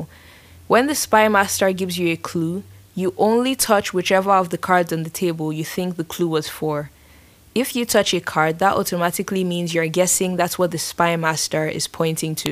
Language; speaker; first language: English; non-native, local second language; Yoruba